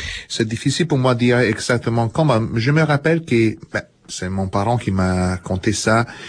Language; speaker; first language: French; non-native, fluent; Italian